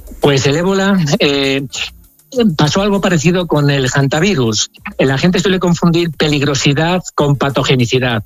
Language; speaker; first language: Spanish; native; Spanish